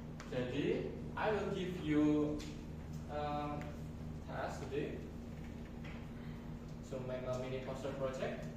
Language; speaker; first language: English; non-native, fluent; Indonesian